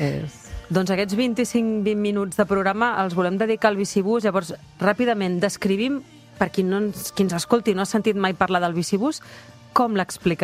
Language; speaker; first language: Catalan; native; Catalan